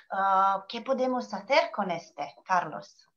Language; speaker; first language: Spanish; non-native, learner; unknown